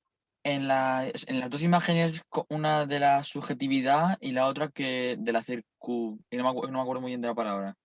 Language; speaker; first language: Spanish; native; Spanish